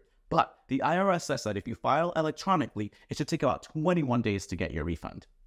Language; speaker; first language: English; native; English